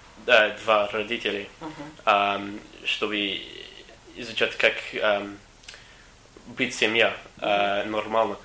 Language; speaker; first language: Russian; non-native, learner; English